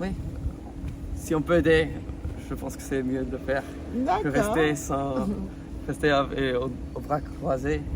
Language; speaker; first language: French; non-native, fluent; Spanish